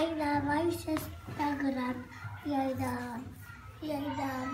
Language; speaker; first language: Catalan; non-native, local second language; Spanish